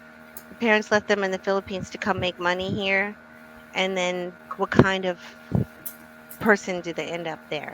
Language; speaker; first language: English; native; English